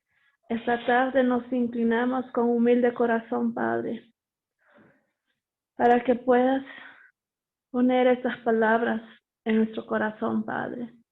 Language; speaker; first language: Spanish; native; Spanish